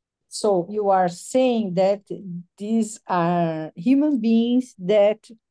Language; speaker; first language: English; non-native, learner; Portuguese